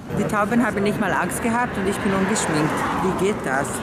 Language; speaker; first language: German; early bilingual, other home language; Spanish